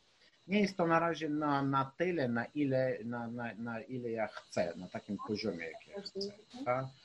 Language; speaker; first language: Polish; non-native, fluent; Ukrainian